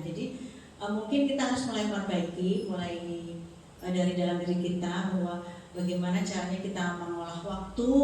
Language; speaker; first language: Indonesian; native; Indonesian